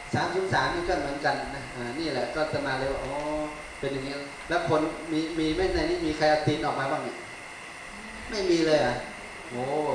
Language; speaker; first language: Thai; native; Thai